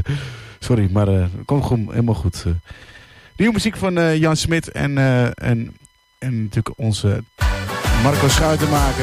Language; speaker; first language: Dutch; native; Dutch